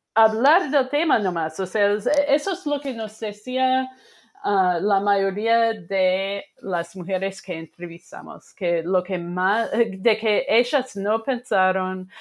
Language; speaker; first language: Spanish; non-native, fluent; English